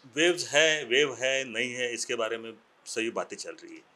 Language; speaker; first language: Hindi; non-native, local second language; Marathi